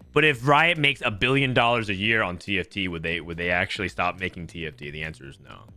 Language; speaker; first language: English; native; English